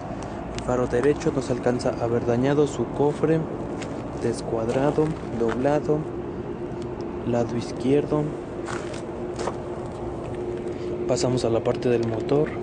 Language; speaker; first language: Spanish; native; Spanish